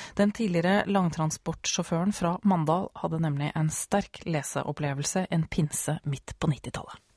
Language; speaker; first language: Norwegian; native; Norwegian